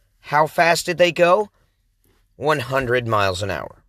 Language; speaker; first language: English; native; English